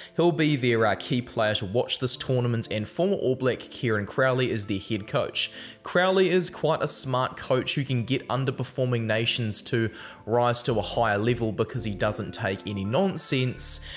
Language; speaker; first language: English; native; English